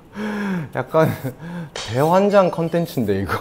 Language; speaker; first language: Korean; native; Korean